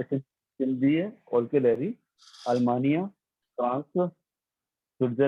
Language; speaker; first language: Turkish; non-native, learner; Urdu